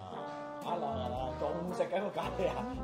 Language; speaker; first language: Cantonese; non-native, fluent; Japanese